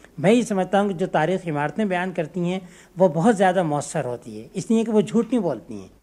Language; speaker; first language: Urdu; native; Urdu